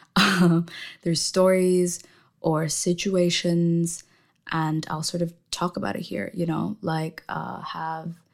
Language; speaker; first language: English; non-native, fluent; Indonesian